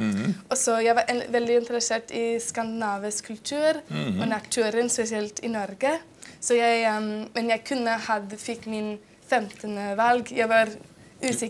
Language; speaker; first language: Norwegian; non-native, fluent; English